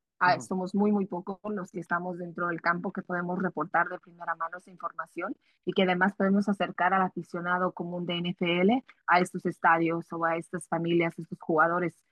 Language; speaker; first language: Spanish; early bilingual, heritage; Spanish